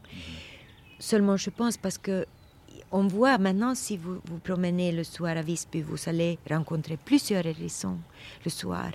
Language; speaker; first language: French; non-native, fluent; Swedish